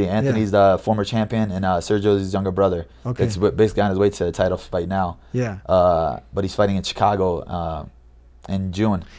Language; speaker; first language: English; native; English